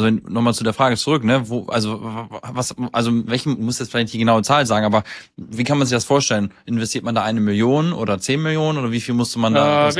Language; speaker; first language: German; native; German